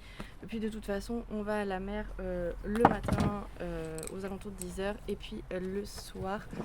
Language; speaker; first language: French; native; French